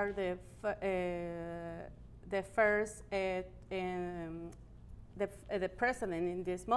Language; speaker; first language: English; non-native, learner; Spanish